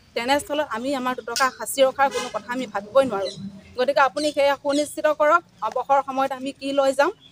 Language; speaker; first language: Assamese; native; Assamese